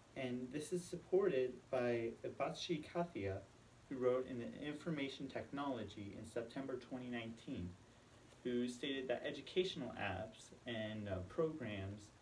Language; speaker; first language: English; native; English